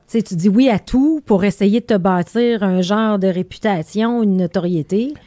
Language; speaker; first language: French; native; French